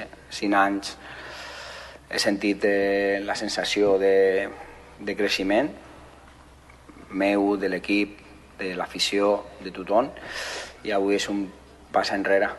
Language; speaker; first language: Catalan; non-native, fluent; Spanish